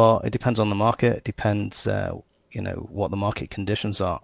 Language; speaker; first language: English; native; English